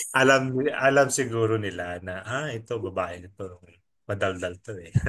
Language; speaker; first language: Filipino; native; Filipino